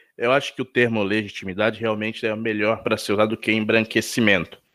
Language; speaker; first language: Portuguese; native; Portuguese